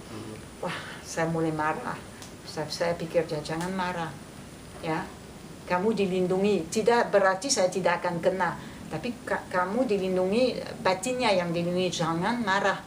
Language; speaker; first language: Indonesian; non-native, fluent; French